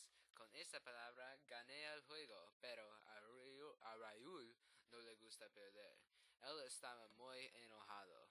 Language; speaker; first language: Spanish; non-native, learner; English